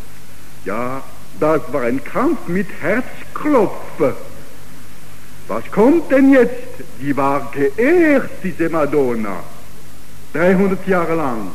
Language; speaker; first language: German; non-native, fluent; Italian